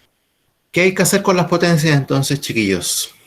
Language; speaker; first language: Spanish; native; Spanish